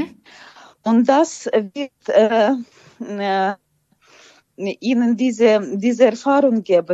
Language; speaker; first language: German; non-native, fluent; Ukrainian